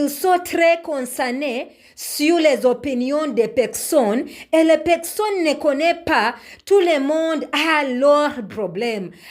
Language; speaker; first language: French; non-native, learner; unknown